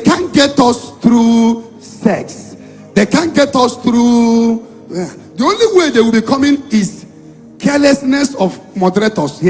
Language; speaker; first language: English; non-native, local second language; Igbo